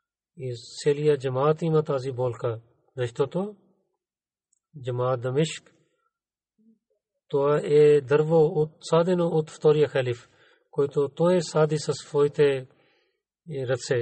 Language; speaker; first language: Bulgarian; non-native, learner; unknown